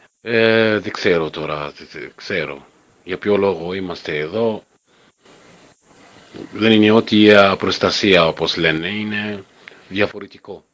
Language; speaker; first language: Greek; non-native, fluent; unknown